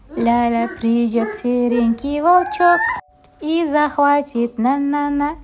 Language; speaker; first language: Russian; non-native, local second language; Kazakh